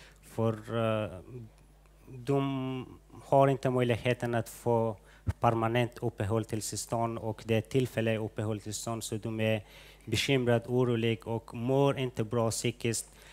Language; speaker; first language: Swedish; non-native, fluent; Hazaragi